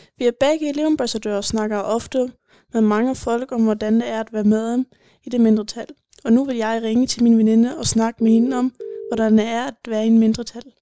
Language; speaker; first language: Danish; early bilingual, heritage; German